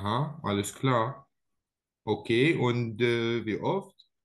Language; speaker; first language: German; non-native, learner; Arabic